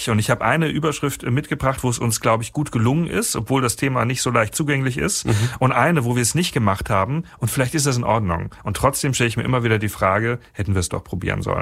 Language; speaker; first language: German; native; German